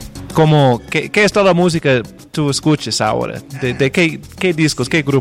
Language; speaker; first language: Spanish; non-native, learner; English